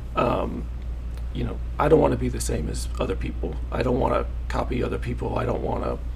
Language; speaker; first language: English; native; English